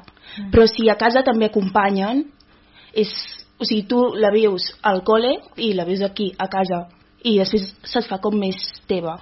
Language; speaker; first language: Catalan; early bilingual, other home language; Wolof